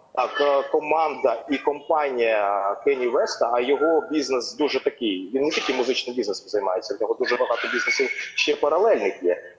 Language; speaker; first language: Ukrainian; non-native, local second language; Russian